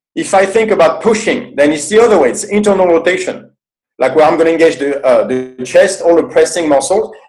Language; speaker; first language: English; non-native, fluent; French